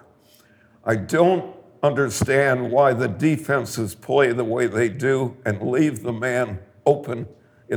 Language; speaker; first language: English; native; English